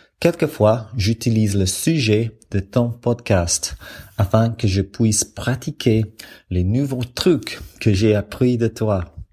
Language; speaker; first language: French; non-native, fluent; English